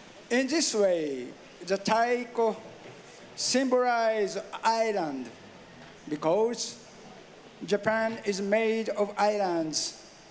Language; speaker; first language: English; non-native, learner; Japanese